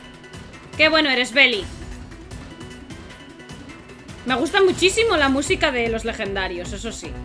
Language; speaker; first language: Spanish; native; Spanish